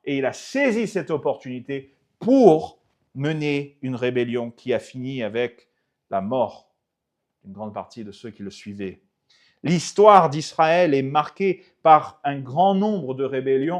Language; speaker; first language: French; native; French